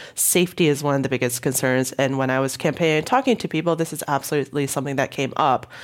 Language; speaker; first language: English; non-native, local second language; Cantonese